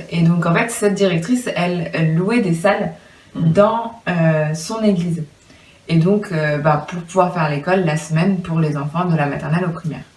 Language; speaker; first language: French; native; French